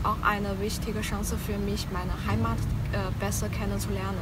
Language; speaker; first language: German; non-native, fluent; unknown